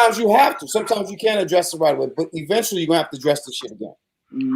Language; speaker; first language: English; native; English